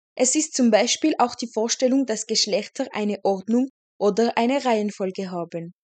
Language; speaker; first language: German; non-native, fluent; French